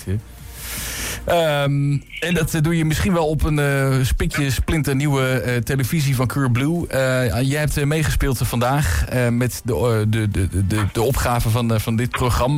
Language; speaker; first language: Dutch; native; Dutch